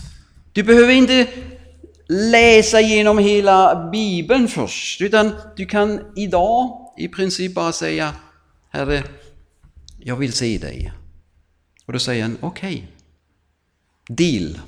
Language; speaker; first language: Swedish; non-native, fluent; German